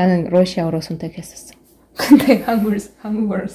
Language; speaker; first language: Korean; non-native, fluent; Russian